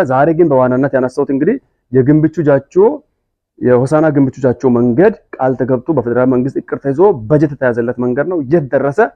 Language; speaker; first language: Amharic; non-native, local second language; Hadiyya